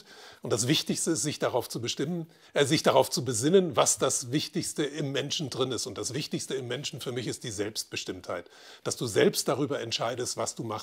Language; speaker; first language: German; native; German